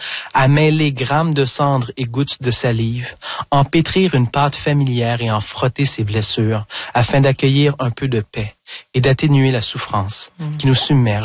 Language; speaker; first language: French; native; French